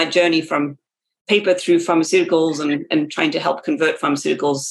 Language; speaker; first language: English; native; English